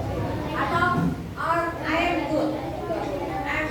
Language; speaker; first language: English; non-native, learner; Indonesian